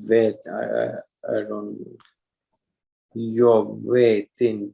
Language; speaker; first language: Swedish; non-native, learner; English